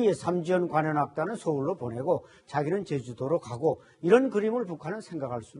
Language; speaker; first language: Korean; native; Korean